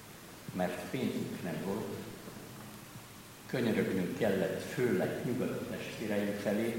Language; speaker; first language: Hungarian; native; Hungarian